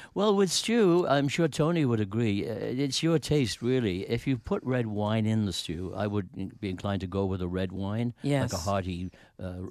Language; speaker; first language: English; native; English